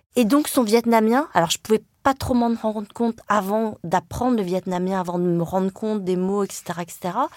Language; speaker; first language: French; early bilingual, other home language; Vietnamese